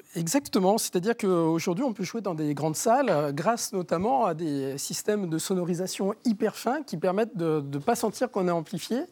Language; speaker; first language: French; native; French